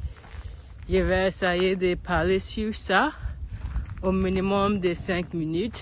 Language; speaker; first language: French; non-native, learner; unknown